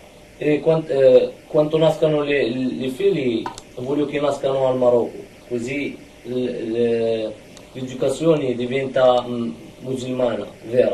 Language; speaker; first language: Italian; non-native, learner; Arabic